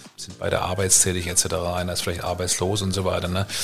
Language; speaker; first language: German; native; German